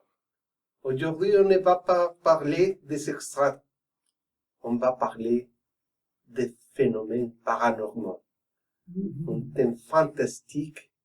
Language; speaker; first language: French; non-native, fluent; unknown